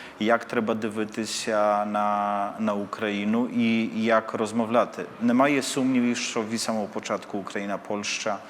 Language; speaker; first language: Polish; non-native, learner; Ukrainian